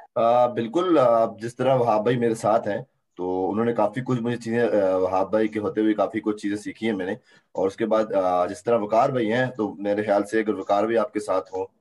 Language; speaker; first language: Urdu; native; Urdu